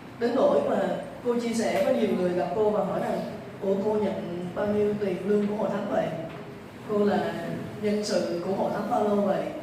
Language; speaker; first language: Vietnamese; native; Vietnamese